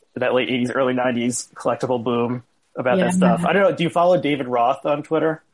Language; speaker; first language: English; native; English